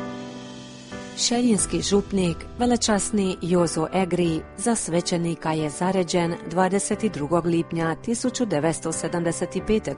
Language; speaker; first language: Serbian; early bilingual, heritage; Croatian